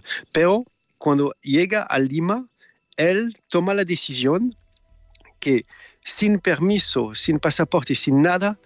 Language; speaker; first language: Spanish; non-native, fluent; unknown